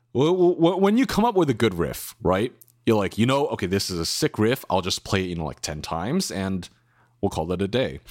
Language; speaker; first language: English; native; English